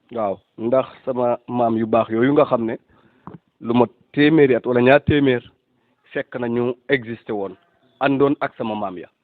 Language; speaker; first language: Wolof; non-native, local second language; Serer